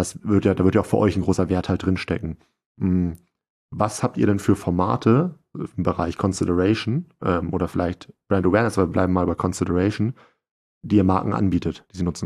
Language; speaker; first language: German; native; German